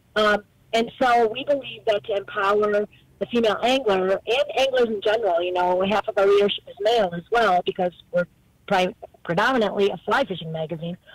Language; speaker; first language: English; native; English